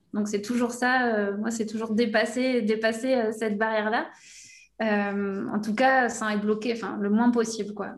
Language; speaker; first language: French; native; French